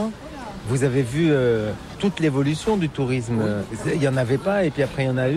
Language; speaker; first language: French; native; French